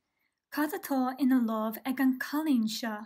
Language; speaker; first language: Irish; non-native, local second language; English